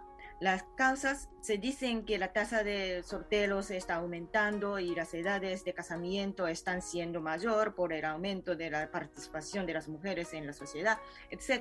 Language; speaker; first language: Spanish; non-native, fluent; Japanese